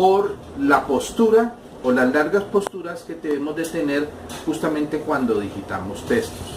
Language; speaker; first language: Spanish; native; Spanish